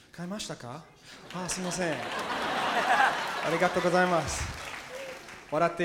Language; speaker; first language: Japanese; non-native, learner; English